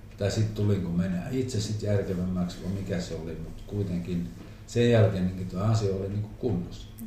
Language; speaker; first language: Finnish; non-native, local second language; Swedish